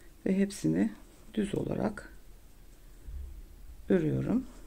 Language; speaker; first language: Turkish; native; Turkish